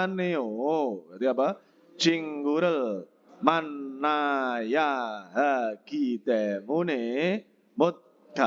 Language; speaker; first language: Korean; non-native, fluent; Indonesian